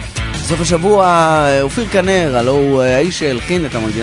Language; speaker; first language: Hebrew; native; Hebrew